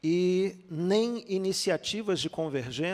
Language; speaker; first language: Portuguese; native; Portuguese